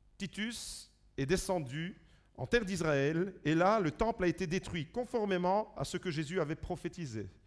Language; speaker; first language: French; early bilingual, other home language; Italian